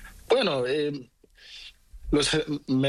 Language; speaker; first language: Spanish; non-native, learner; Portuguese